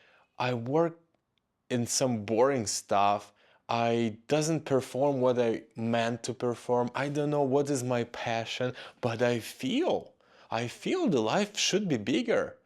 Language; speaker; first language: English; non-native, fluent; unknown